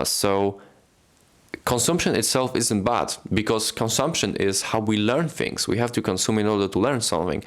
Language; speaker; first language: English; non-native, fluent; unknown